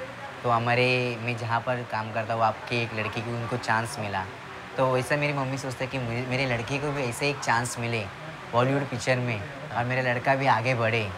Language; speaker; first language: Hindi; native; Hindi